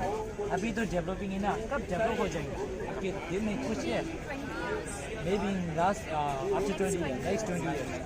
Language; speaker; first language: Hindi; non-native, learner; Tibetan